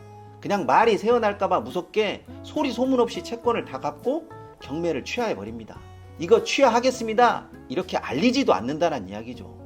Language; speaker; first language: Korean; native; Korean